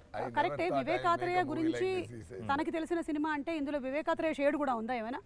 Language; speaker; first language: Telugu; native; Telugu